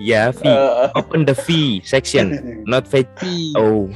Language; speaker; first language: English; non-native, learner; Indonesian